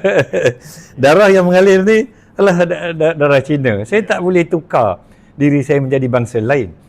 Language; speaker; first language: Malay; non-native, local second language; Min Nan Chinese